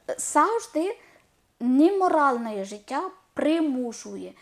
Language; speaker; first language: Ukrainian; non-native, learner; Malayalam